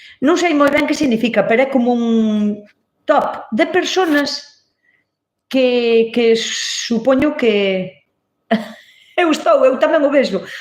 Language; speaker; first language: Galician; non-native, local second language; Spanish